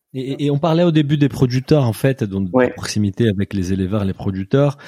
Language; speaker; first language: French; non-native, fluent; Portuguese